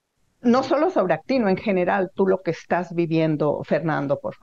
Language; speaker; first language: Spanish; native; Spanish